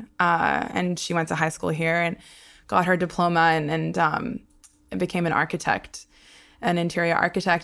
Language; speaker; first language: English; non-native, local second language; Hebrew